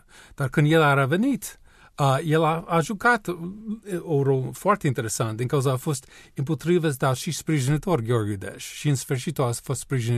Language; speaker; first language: Romanian; non-native, learner; English